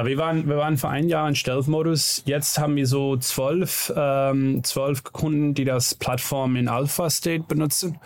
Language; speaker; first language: German; non-native, learner; Dutch